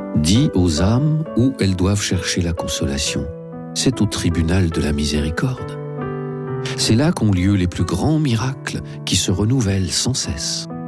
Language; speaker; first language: French; native; French